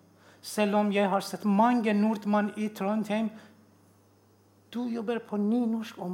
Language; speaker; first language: Norwegian; non-native, learner; Persian